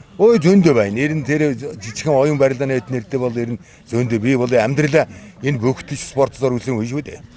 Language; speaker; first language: Mongolian; non-native, local second language; Kazakh